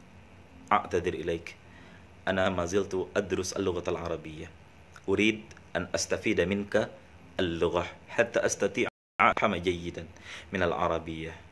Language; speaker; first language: Arabic; non-native, learner; Indonesian